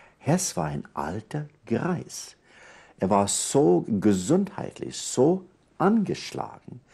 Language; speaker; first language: German; non-native, fluent; English